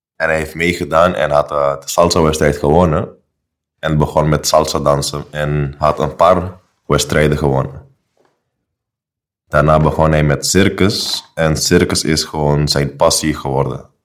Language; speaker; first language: Dutch; non-native, local second language; Papiamento